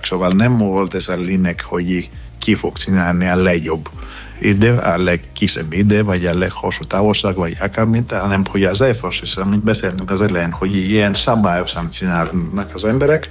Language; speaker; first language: Hungarian; non-native, fluent; Greek